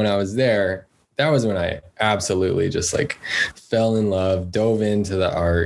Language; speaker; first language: English; native; English